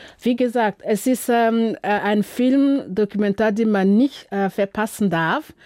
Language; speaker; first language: German; non-native, fluent; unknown